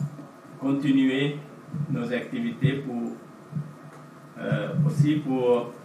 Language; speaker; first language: French; non-native, fluent; Sinhala